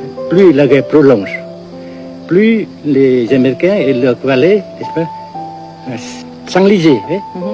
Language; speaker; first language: French; non-native, local second language; Vietnamese